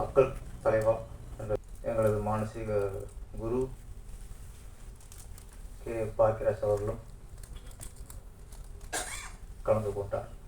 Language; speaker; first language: Tamil; native; Tamil